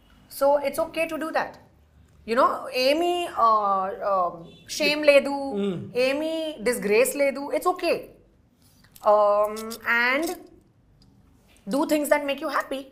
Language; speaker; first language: Telugu; non-native, fluent; Hindi